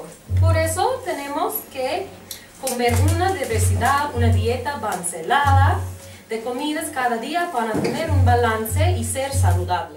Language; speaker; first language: Spanish; non-native, learner; English